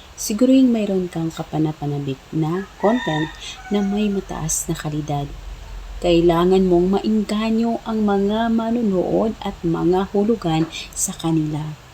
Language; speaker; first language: Filipino; non-native, local second language; Cebuano